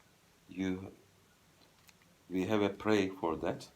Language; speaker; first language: English; non-native, fluent; Turkish